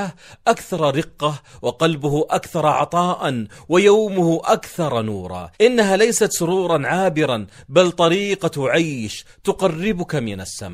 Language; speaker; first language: Arabic; native; Arabic